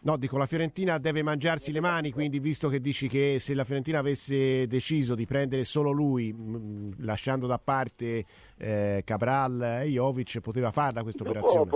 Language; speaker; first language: Italian; native; Italian